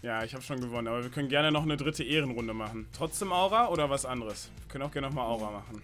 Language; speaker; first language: German; native; German